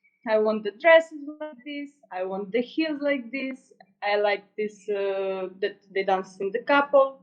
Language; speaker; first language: English; non-native, learner; Russian